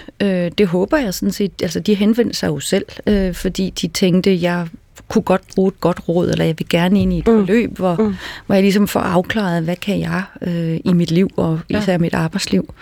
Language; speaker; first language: Danish; native; Danish